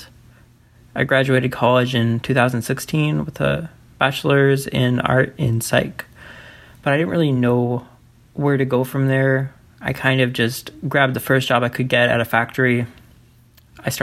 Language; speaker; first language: English; native; English